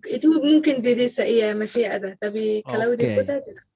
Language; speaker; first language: Indonesian; non-native, learner; Arabic